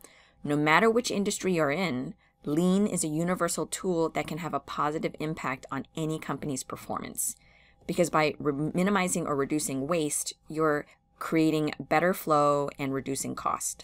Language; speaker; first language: English; native; English